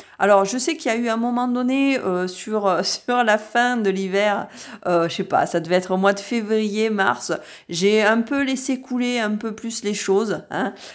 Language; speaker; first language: French; native; French